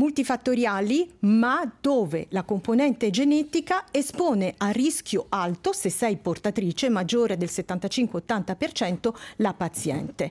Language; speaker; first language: Italian; native; Italian